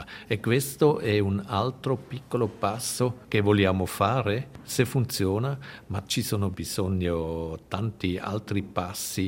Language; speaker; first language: Italian; non-native, local second language; German